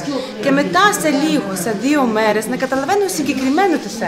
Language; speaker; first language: Greek; non-native, learner; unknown